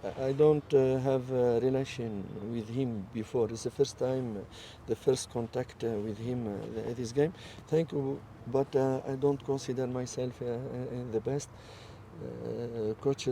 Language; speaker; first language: English; non-native, learner; French